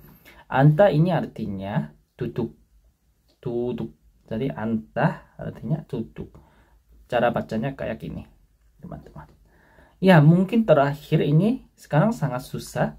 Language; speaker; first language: Indonesian; non-native, fluent; Korean